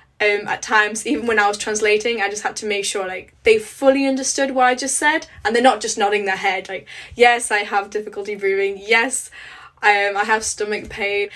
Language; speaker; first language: English; early bilingual, other home language; Polish